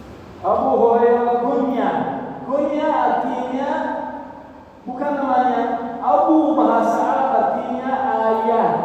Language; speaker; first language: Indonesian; non-native, learner; Arabic